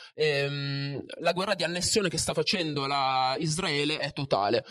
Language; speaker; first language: Italian; native; Italian